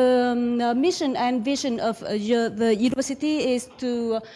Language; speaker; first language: English; non-native, learner; Vietnamese